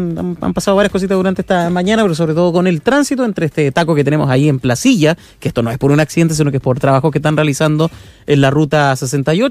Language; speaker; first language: Spanish; native; Spanish